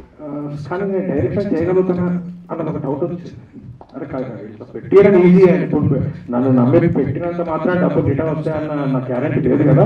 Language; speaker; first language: Telugu; native; Telugu